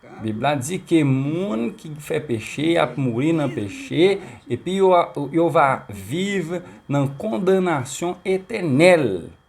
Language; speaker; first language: Haitian Creole; native; Haitian Creole